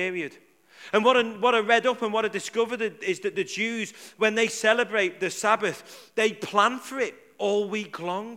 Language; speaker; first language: English; native; English